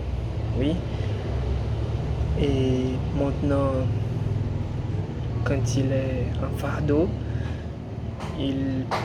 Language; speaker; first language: French; non-native, learner; Portuguese